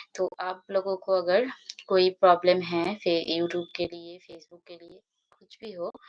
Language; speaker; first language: Hindi; non-native, local second language; Bangla